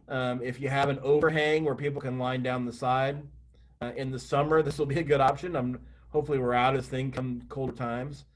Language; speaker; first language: English; native; English